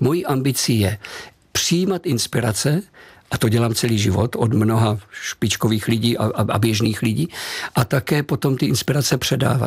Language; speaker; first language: Czech; native; Czech